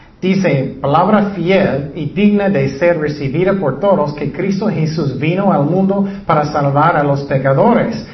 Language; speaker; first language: Spanish; non-native, learner; English